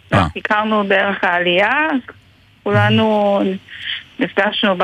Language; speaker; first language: Hebrew; non-native, fluent; Vietnamese